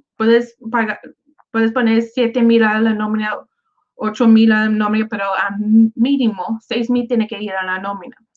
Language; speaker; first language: Spanish; early bilingual, other home language; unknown